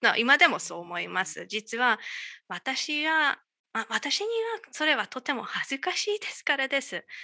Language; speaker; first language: Japanese; non-native, learner; Hungarian